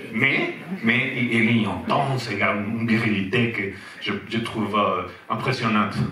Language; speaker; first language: French; non-native, fluent; Spanish